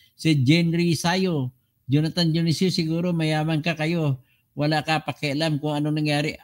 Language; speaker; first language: Filipino; non-native, local second language; Cebuano